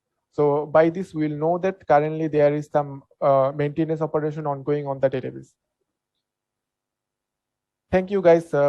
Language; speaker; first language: English; non-native, local second language; Bangla